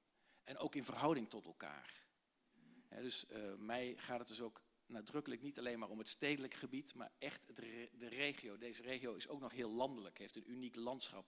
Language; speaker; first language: Dutch; native; Dutch